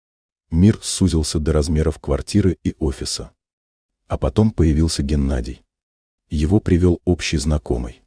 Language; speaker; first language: Russian; native; Russian